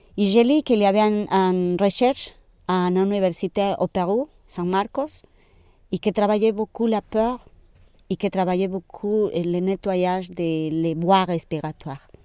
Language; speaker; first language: French; non-native, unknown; Spanish